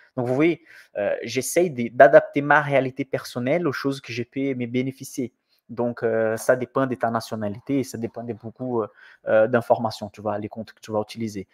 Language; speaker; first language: French; non-native, fluent; Portuguese